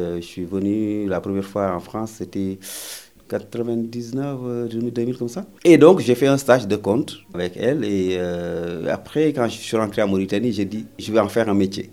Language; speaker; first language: French; non-native, local second language; Wolof